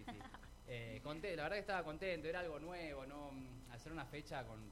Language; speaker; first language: Spanish; native; Spanish